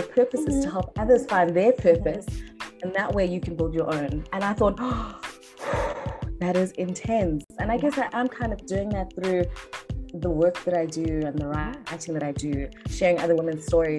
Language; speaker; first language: English; non-native, local second language; Xhosa